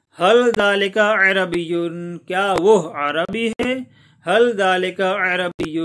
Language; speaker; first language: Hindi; non-native, local second language; Gujarati